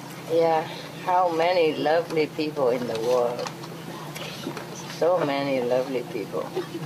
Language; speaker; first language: English; non-native, fluent; Vietnamese